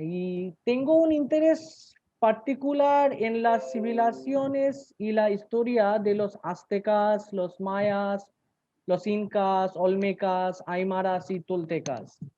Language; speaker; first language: Spanish; non-native, learner; Bangla